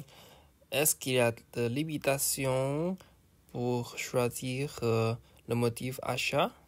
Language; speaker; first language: French; non-native, learner; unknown